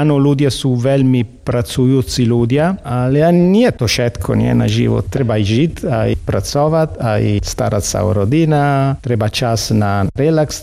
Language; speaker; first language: Slovak; non-native, learner; Italian